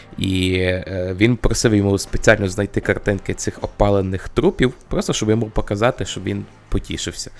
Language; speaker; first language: Ukrainian; native; Ukrainian